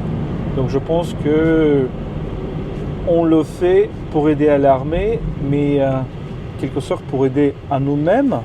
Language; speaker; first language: French; non-native, fluent; Ukrainian